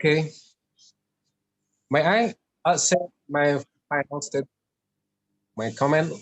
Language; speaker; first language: English; non-native, learner; Indonesian